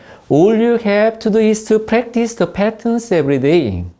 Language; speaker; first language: English; non-native, fluent; Korean